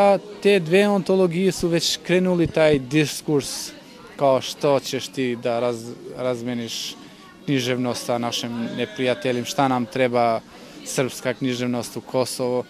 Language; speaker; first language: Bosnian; non-native, local second language; Albanian